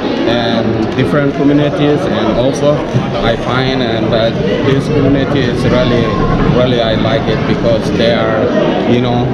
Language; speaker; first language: English; non-native, learner; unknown